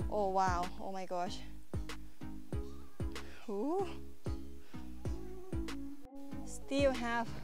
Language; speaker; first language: English; non-native, learner; Thai